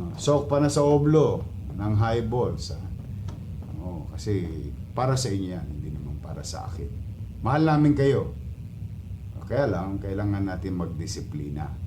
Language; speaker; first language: Filipino; native; Filipino